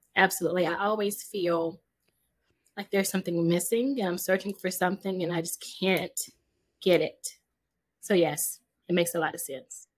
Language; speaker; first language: English; native; English